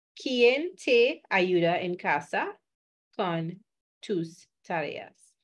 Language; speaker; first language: Spanish; non-native, fluent; English